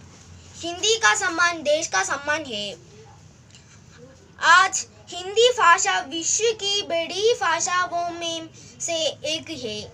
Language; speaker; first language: Hindi; non-native, local second language; Malayalam